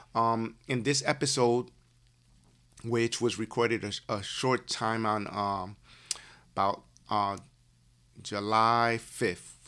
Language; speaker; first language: English; native; English